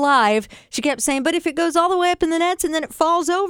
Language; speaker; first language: English; native; English